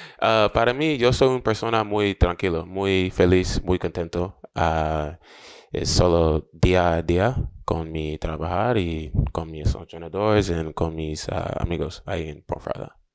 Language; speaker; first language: Spanish; non-native, learner; English